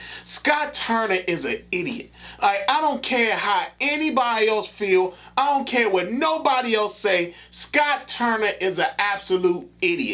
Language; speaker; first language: English; native; English